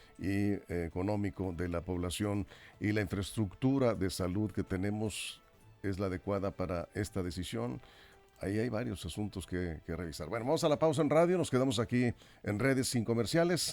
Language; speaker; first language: Spanish; native; Spanish